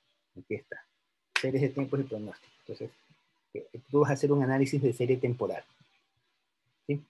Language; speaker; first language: Spanish; native; Spanish